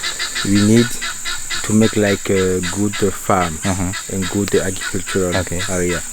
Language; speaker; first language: English; non-native, learner; Sango